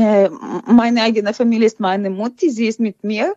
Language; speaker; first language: German; non-native, fluent; Ukrainian